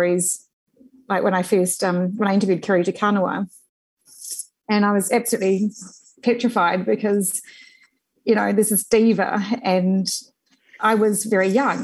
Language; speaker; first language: English; native; English